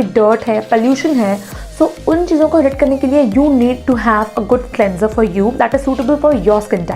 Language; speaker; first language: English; non-native, local second language; Hindi